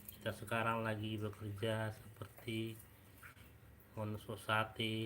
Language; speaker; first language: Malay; non-native, local second language; Minangkabau